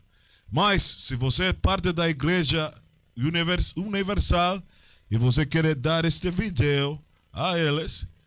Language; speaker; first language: Portuguese; non-native, learner; Spanish